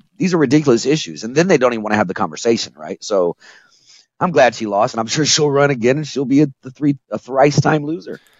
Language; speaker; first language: English; native; English